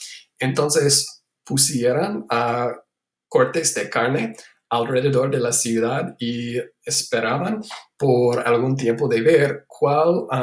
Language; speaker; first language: Spanish; non-native, fluent; English